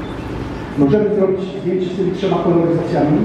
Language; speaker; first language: Polish; native; Polish